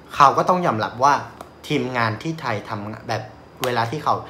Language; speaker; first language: Thai; non-native, fluent; Vietnamese